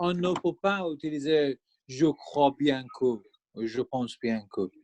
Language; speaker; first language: French; non-native, learner; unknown